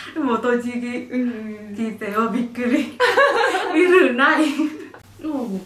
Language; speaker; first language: Japanese; non-native, learner; Vietnamese